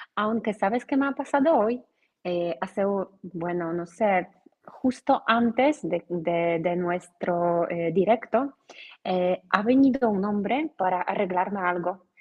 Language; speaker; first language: Spanish; non-native, fluent; Polish